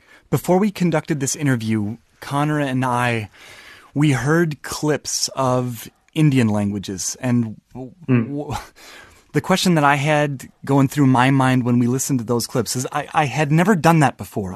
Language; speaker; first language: English; native; English